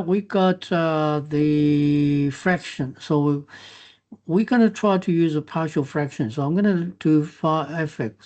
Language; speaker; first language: English; non-native, fluent; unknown